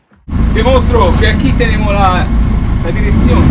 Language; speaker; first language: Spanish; non-native, learner; Italian